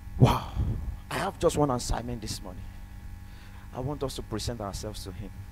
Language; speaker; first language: English; non-native, local second language; Yoruba